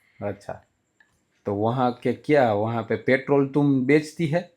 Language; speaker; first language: Hindi; non-native, local second language; Gujarati